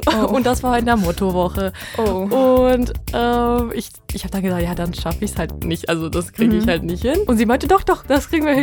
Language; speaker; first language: German; non-native, fluent; Bosnian